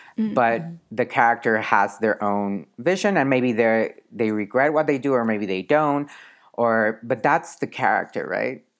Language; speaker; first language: English; non-native, fluent; Spanish